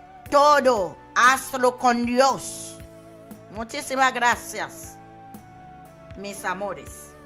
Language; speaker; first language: Spanish; non-native, learner; Haitian Creole